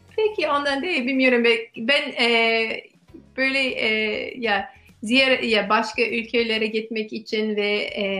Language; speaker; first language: Turkish; non-native, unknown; English